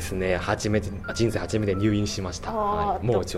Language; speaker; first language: Japanese; non-native, fluent; Chinese